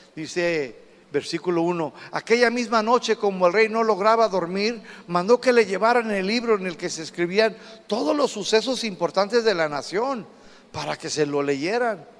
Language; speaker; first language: Spanish; early bilingual, heritage; Spanish